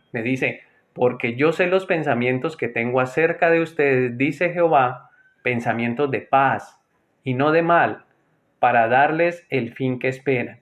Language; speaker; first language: Spanish; native; Spanish